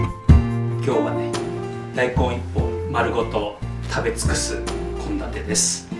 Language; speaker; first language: Japanese; native; Japanese